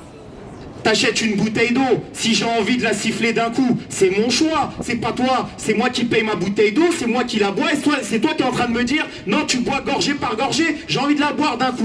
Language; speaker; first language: French; native; French